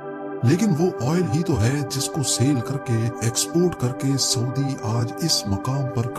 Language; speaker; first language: Urdu; native; Urdu